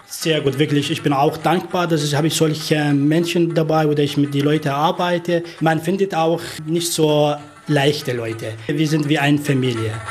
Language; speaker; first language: German; non-native, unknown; Arabic